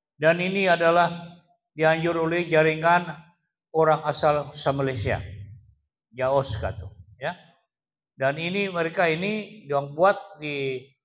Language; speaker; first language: Malay; non-native, local second language; Central Dusun